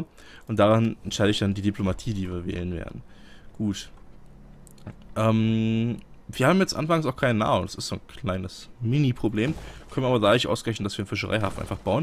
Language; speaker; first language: German; native; German